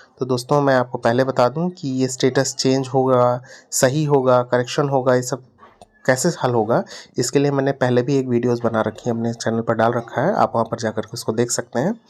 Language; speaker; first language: Hindi; native; Hindi